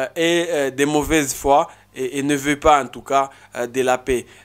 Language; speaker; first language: French; non-native, local second language; Swahili